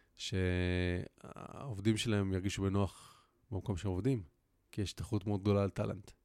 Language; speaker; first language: Hebrew; native; Hebrew